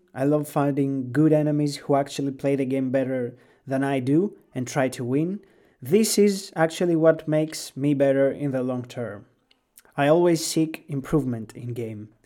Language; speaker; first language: English; non-native, fluent; Greek